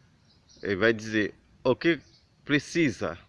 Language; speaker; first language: Portuguese; non-native, learner; Haitian Creole